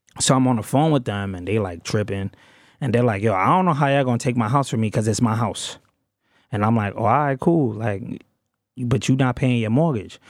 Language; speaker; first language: English; native; English